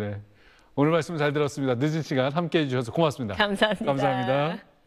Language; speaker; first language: Korean; native; Korean